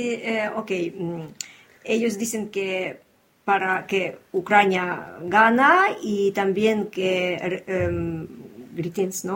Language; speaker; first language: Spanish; non-native, learner; Ukrainian